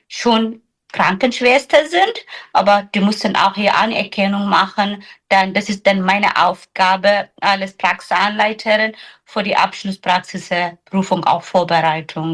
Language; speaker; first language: German; non-native, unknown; Tigrinya